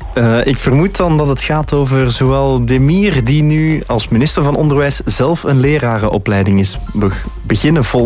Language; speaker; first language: Dutch; native; Dutch